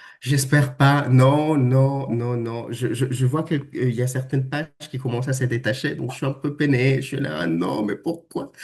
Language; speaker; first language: French; non-native, fluent; Spanish